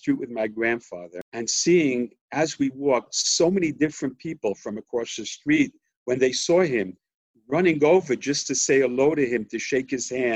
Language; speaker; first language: English; native; English